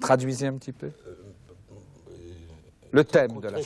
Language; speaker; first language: French; native; French